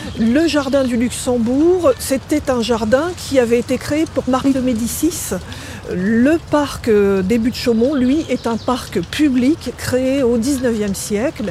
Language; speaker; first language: French; native; French